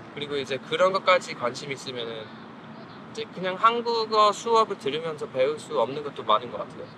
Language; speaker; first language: Korean; non-native, fluent; English